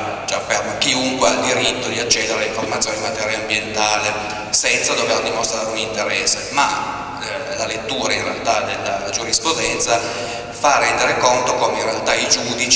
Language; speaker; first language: Italian; native; Italian